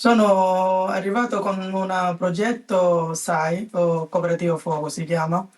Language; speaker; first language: Italian; non-native, learner; Bangla